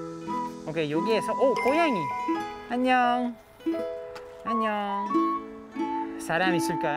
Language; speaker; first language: Korean; non-native, learner; English